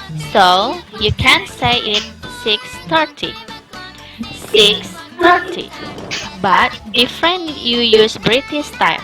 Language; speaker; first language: English; non-native, fluent; Indonesian